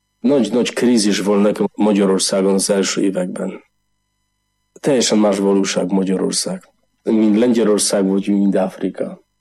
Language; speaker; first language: Hungarian; non-native, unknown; Polish